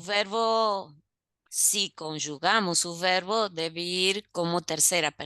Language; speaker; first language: Portuguese; non-native, learner; Spanish